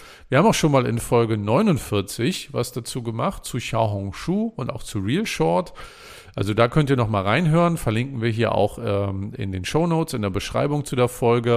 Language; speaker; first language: German; native; German